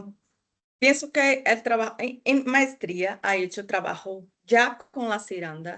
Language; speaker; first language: Spanish; non-native, fluent; Portuguese